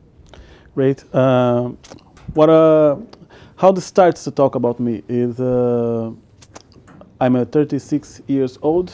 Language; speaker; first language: English; non-native, learner; Portuguese